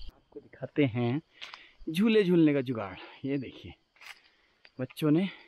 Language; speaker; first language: Hindi; native; Hindi